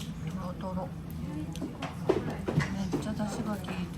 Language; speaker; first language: Japanese; native; Japanese